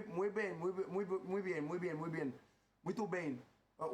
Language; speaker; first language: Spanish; non-native, learner; French